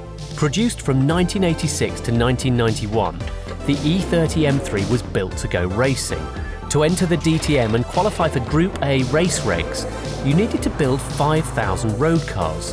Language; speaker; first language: English; native; English